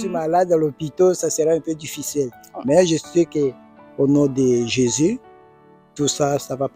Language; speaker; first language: French; non-native, learner; Portuguese